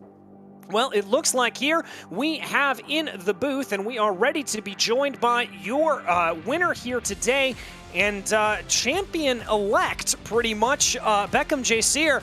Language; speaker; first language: English; native; English